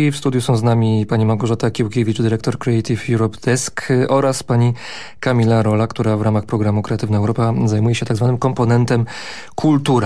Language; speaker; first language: Polish; native; Polish